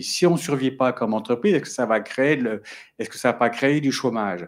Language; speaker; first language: French; native; French